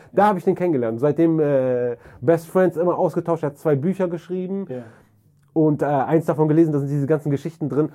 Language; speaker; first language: German; early bilingual, other home language; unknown